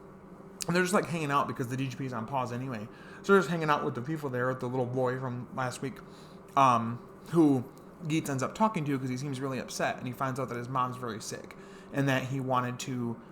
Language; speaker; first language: English; native; English